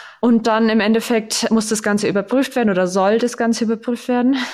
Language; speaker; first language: German; native; German